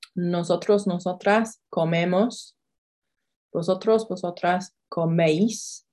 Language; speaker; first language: Spanish; non-native, fluent; English